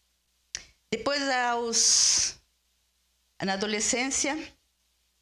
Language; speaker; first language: Portuguese; early bilingual, other home language; Spanish